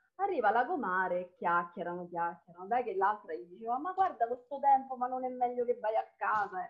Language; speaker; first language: Italian; non-native, local second language; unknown